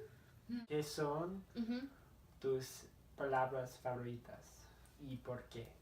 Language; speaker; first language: Spanish; non-native, learner; English